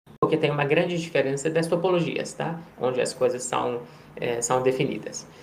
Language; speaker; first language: Portuguese; non-native, fluent; Persian